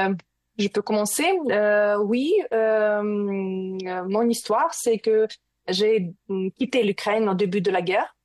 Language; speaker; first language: French; non-native, learner; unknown